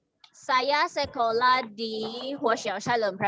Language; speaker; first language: Indonesian; non-native, learner; Thai